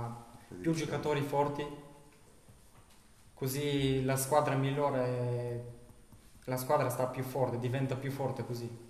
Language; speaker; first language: Italian; non-native, learner; Bulgarian